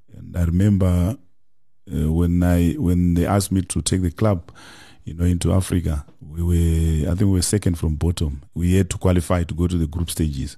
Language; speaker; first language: English; non-native, local second language; Shona